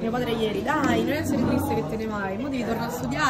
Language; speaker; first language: Italian; native; Italian